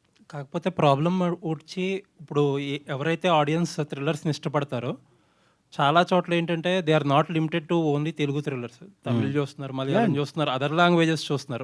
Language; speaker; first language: Telugu; native; Telugu